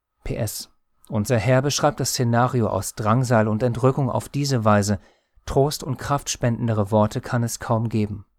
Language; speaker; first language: German; native; German